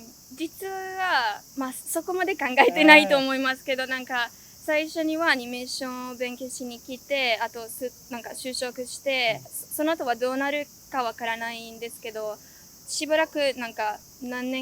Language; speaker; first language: Japanese; non-native, fluent; Italian